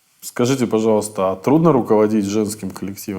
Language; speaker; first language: Russian; native; Russian